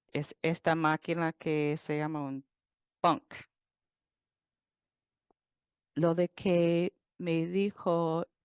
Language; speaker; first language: Spanish; non-native, fluent; English